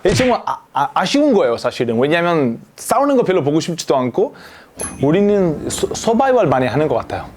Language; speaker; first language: Korean; non-native, fluent; Italian